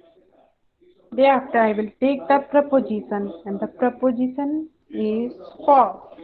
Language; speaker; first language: English; non-native, learner; Hindi